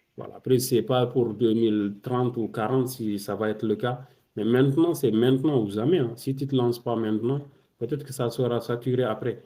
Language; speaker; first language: French; non-native, local second language; Wolof